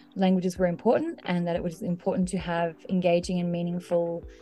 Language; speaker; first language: English; native; English